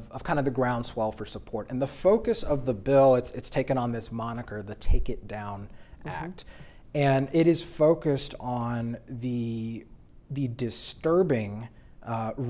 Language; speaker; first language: English; native; English